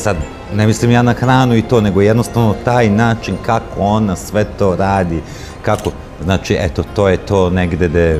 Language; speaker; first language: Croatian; early bilingual, heritage; Croatian